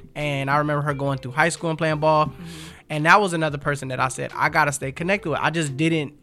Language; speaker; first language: English; native; English